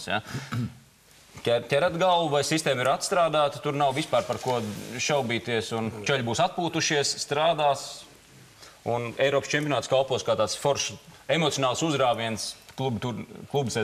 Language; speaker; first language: Latvian; native; Latvian